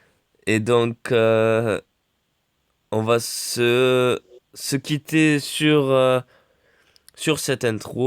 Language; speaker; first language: French; native; French